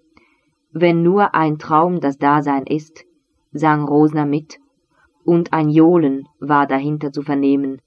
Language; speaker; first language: German; native; German